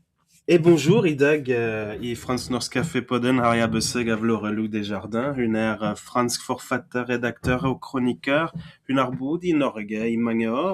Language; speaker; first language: Norwegian; non-native, fluent; French